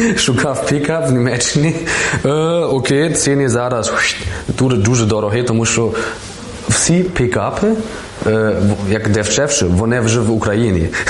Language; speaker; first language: Ukrainian; non-native, learner; German